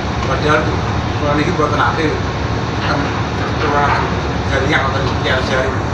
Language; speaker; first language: Indonesian; non-native, local second language; Javanese